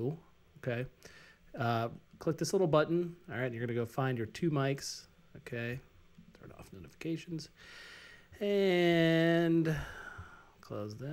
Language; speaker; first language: English; native; English